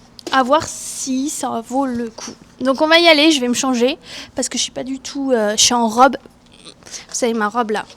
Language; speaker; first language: French; native; French